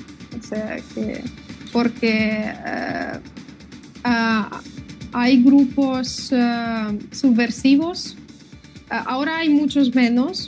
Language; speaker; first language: Spanish; non-native, fluent; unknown